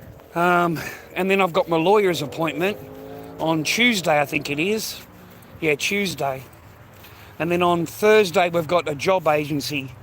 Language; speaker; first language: English; native; English